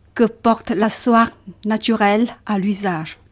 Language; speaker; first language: French; non-native, fluent; Vietnamese